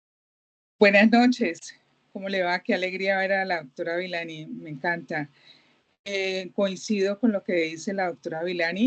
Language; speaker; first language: Spanish; native; Spanish